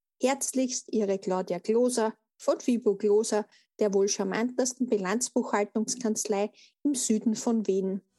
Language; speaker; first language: German; native; German